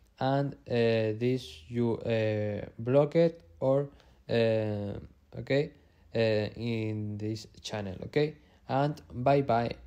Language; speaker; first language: English; non-native, learner; Spanish